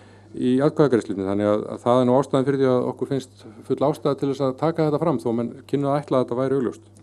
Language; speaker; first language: Icelandic; native; Icelandic